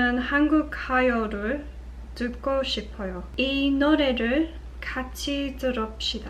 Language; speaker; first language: Korean; non-native, learner; English